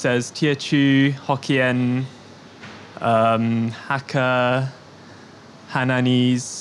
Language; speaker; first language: English; native; English